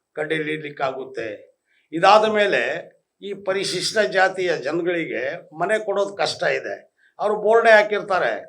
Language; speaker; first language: Kannada; non-native, local second language; Lambadi